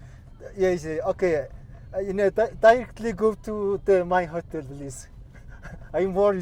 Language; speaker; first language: English; non-native, learner; Mongolian